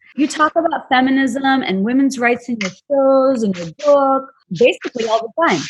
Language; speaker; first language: English; non-native, local second language; Bangla